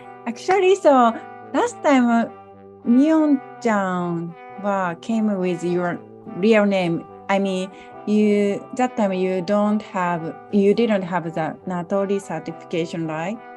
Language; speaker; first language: English; non-native, learner; Japanese